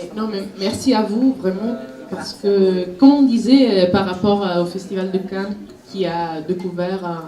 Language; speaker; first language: French; non-native, fluent; Italian